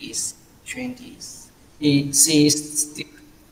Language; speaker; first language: English; non-native, learner; Vietnamese